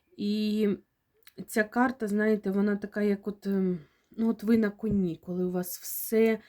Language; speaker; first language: Ukrainian; non-native, local second language; Russian